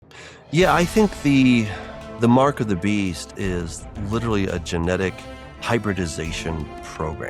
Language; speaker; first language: English; native; English